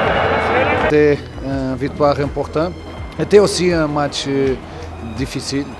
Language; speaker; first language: French; non-native, learner; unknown